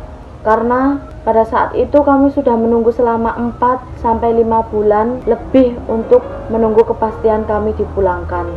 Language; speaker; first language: Indonesian; non-native, local second language; Javanese